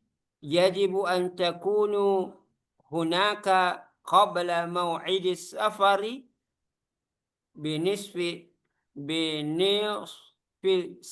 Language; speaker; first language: Arabic; non-native, learner; Indonesian